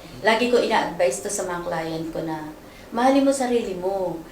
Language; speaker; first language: Filipino; native; Filipino